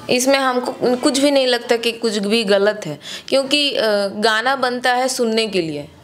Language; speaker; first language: Hindi; non-native, local second language; Bangla